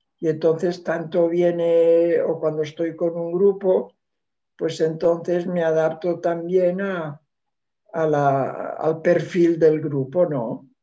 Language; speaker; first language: Spanish; non-native, local second language; Catalan